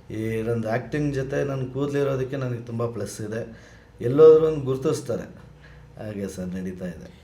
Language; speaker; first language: Kannada; native; Kannada